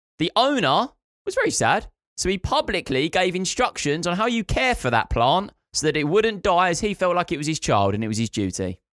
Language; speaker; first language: English; native; English